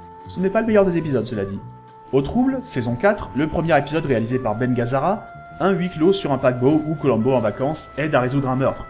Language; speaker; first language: French; native; French